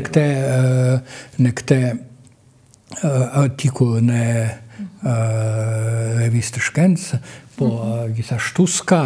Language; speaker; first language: Albanian; non-native, fluent; Russian